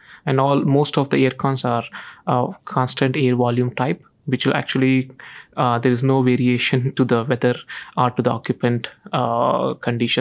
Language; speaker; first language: English; non-native, local second language; Tamil